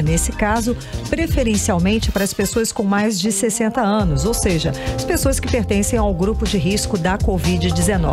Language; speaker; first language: Portuguese; native; Portuguese